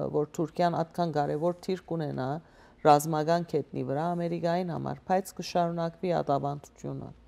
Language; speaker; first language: Armenian; early bilingual, heritage; Armenian